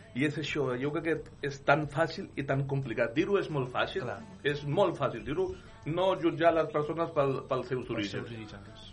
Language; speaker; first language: Catalan; non-native, fluent; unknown